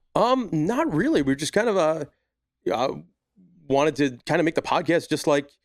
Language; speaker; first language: English; native; English